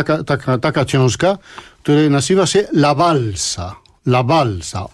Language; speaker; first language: Polish; non-native, fluent; Spanish